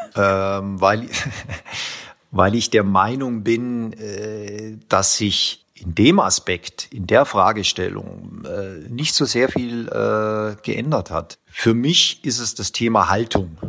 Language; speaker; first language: German; native; German